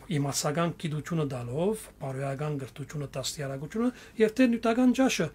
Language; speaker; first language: Armenian; native; Armenian